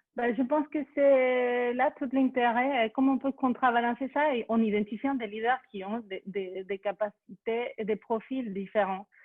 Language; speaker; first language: French; non-native, fluent; Spanish